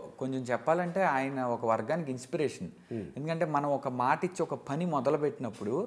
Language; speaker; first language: Telugu; native; Telugu